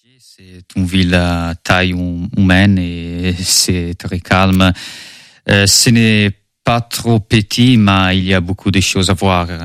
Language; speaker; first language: French; non-native, learner; Italian